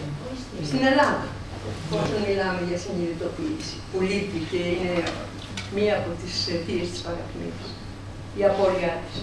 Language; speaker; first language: Greek; native; Greek